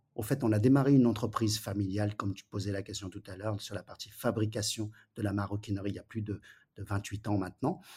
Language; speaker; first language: French; early bilingual, other home language; Wu Chinese